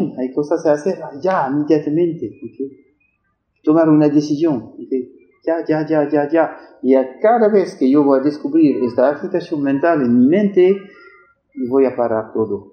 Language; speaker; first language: Spanish; non-native, fluent; French